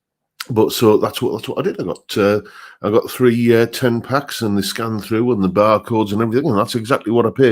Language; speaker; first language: English; native; English